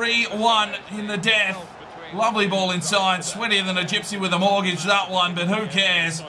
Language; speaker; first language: English; native; English